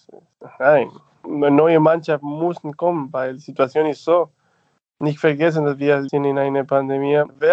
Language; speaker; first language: German; non-native, fluent; Spanish